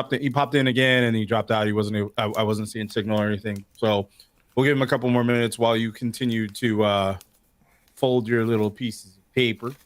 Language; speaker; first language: English; native; English